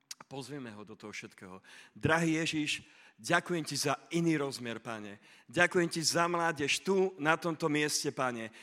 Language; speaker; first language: Slovak; native; Slovak